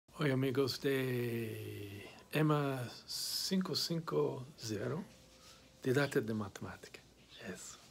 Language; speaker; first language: Portuguese; non-native, fluent; English